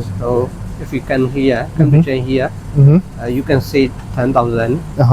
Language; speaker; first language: English; non-native, learner; Thai